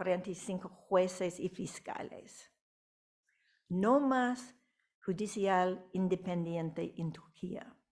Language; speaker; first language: Spanish; non-native, fluent; English